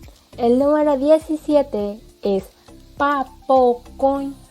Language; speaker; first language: Spanish; non-native, local second language; Guarani